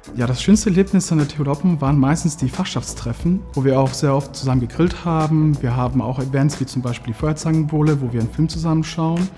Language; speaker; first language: German; non-native, fluent; Bosnian